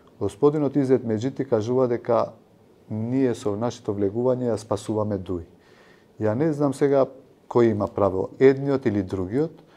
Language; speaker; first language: Macedonian; non-native, local second language; Albanian